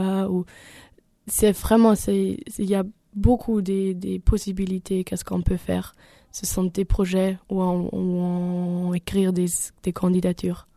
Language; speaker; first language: French; non-native, learner; German